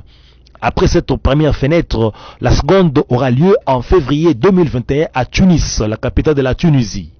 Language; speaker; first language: French; native; French